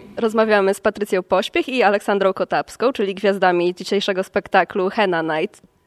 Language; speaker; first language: Polish; native; Polish